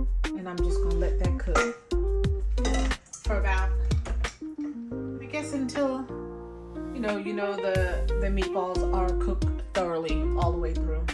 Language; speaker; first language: English; native; English